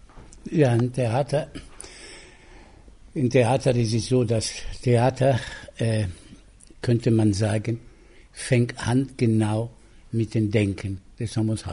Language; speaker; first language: German; non-native, fluent; Italian